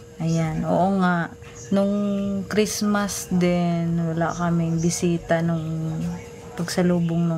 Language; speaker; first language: Filipino; non-native, local second language; Cebuano